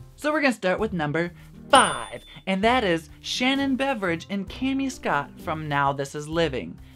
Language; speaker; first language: English; native; English